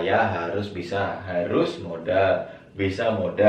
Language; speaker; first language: Indonesian; native; Indonesian